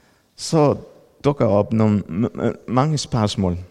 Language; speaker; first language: Danish; non-native, fluent; Spanish